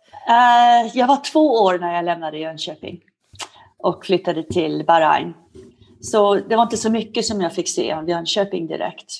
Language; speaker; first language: Swedish; early bilingual, heritage; Swedish